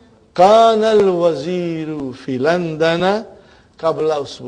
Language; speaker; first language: Arabic; non-native, fluent; English